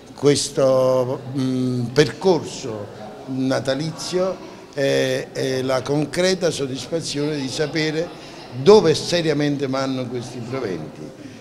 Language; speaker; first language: Italian; native; Italian